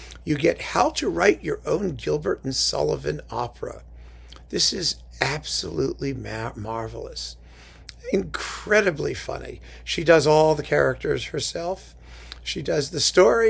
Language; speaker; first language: English; native; English